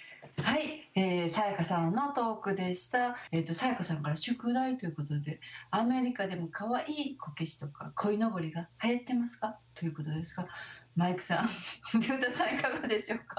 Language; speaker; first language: Japanese; native; Japanese